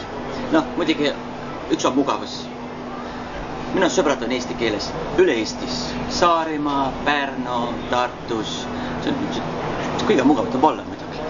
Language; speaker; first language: Estonian; non-native, learner; Dutch